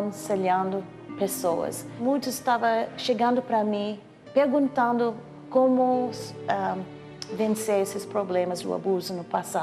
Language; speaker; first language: Portuguese; non-native, learner; English